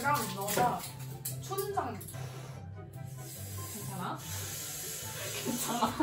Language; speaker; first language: Korean; non-native, learner; French